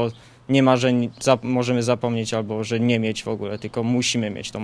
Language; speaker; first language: Polish; early bilingual, heritage; Polish